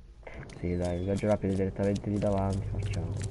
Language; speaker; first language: Italian; native; Italian